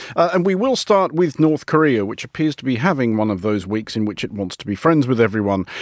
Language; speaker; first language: English; native; English